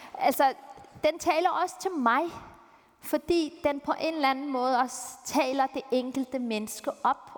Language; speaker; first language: Danish; early bilingual, other home language; Turkish